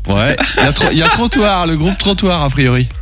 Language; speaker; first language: French; native; French